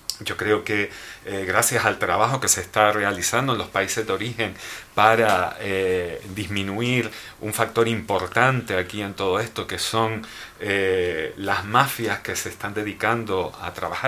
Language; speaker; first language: Spanish; native; Spanish